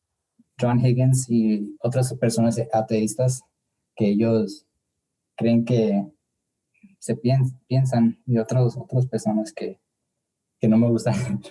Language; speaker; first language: Spanish; early bilingual, heritage; English